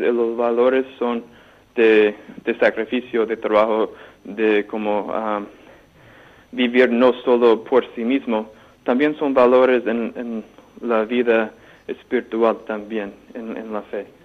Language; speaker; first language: Spanish; non-native, fluent; English